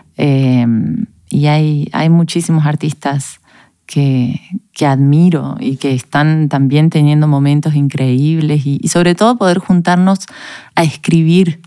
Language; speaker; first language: Spanish; native; Spanish